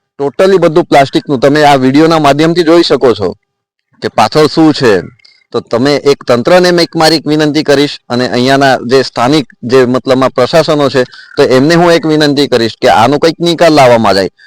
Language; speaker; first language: Gujarati; non-native, local second language; Kukna